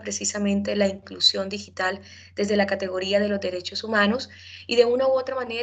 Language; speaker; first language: Spanish; native; Spanish